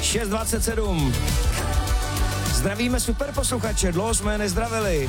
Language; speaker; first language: Czech; native; Czech